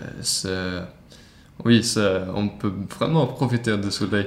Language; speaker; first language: French; non-native, learner; Swedish